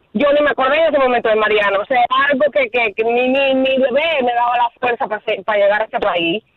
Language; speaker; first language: Spanish; native; Spanish